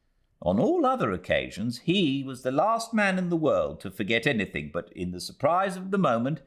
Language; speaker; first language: English; native; English